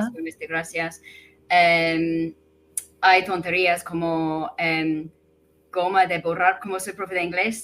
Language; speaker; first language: Spanish; non-native, fluent; English